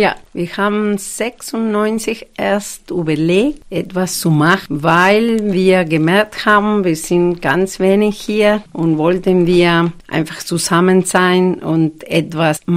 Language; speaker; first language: German; non-native, fluent; Spanish